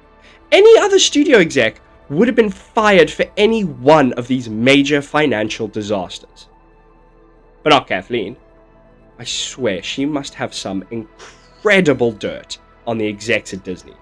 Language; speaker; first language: English; native; English